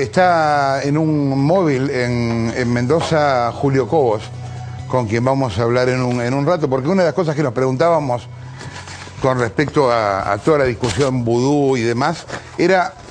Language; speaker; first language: Spanish; native; Spanish